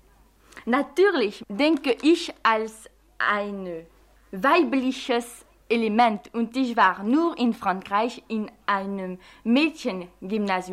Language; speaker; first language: German; non-native, fluent; French